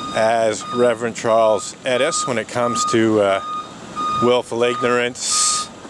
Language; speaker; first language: English; native; English